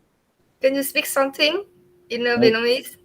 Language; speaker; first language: English; non-native, learner; Vietnamese